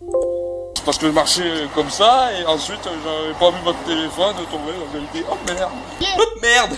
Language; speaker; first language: French; native; French